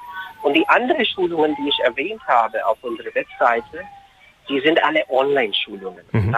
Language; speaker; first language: German; non-native, fluent; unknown